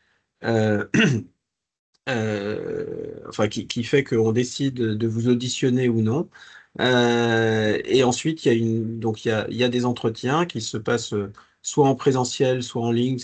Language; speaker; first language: French; native; French